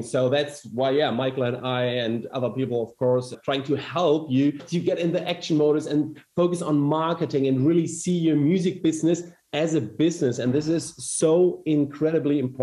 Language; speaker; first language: English; non-native, fluent; German